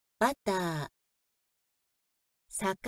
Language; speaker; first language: Japanese; non-native, learner; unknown